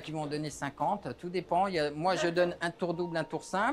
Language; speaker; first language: French; native; French